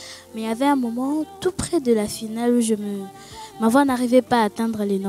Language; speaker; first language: French; non-native, local second language; Lingala